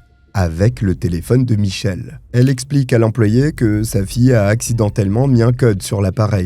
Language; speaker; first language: French; native; French